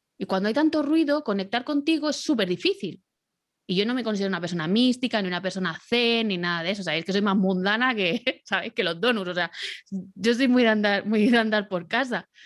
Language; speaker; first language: Spanish; native; Spanish